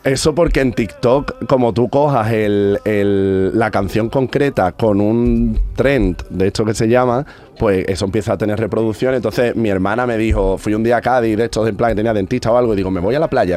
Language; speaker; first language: Spanish; native; Spanish